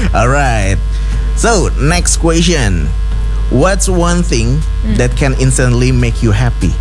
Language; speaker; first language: English; non-native, learner; Indonesian